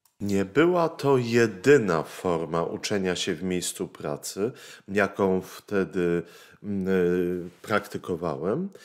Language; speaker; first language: Polish; native; Polish